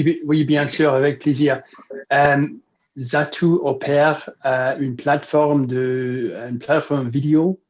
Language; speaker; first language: French; non-native, fluent; English